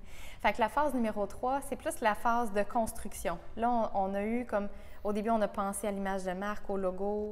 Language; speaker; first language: French; native; French